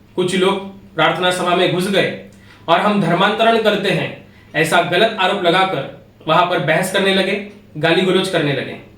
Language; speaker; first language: Hindi; non-native, local second language; Marathi